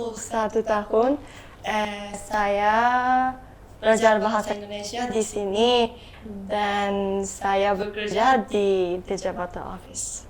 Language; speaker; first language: Indonesian; non-native, learner; Japanese